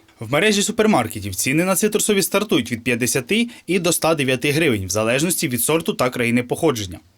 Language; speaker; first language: Ukrainian; native; Ukrainian